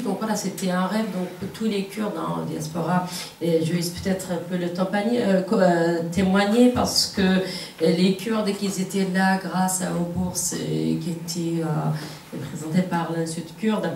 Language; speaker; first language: French; non-native, fluent; Kurdish